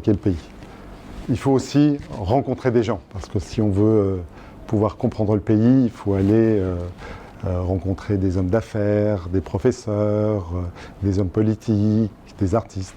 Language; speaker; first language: French; native; French